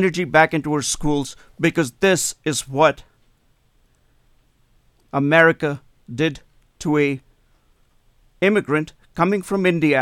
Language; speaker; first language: English; non-native, local second language; Hindi